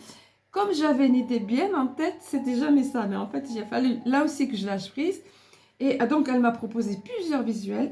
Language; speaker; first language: French; native; French